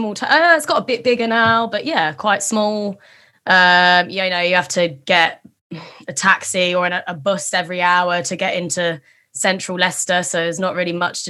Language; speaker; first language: English; native; English